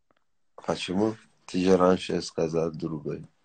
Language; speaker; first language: Russian; non-native, learner; Tajik